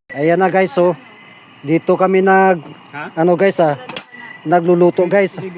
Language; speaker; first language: Filipino; non-native, local second language; Cebuano